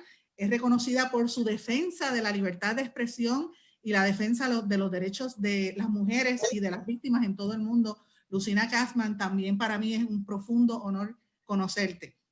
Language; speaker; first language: Spanish; native; Spanish